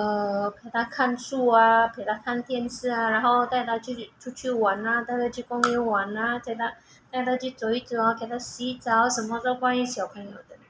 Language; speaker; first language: Chinese; non-native, learner; Indonesian